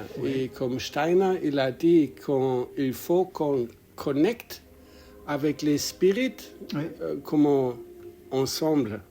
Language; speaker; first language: French; non-native, learner; English